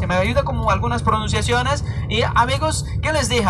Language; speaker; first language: Spanish; native; Spanish